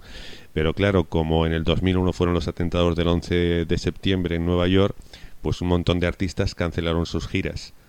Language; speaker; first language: Spanish; native; Spanish